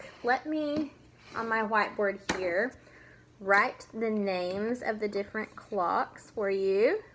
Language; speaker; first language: English; native; English